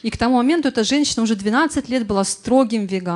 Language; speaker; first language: Russian; native; Russian